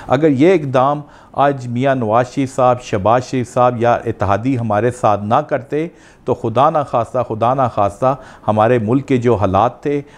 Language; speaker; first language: Urdu; non-native, local second language; Punjabi